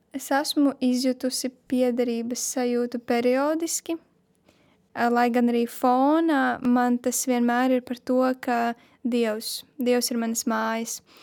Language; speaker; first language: Latvian; non-native, local second language; Russian